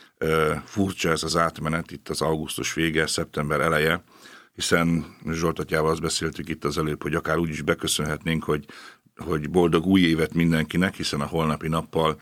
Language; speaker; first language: Hungarian; native; Hungarian